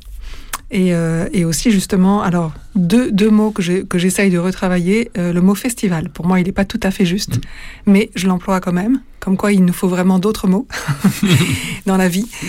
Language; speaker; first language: French; native; French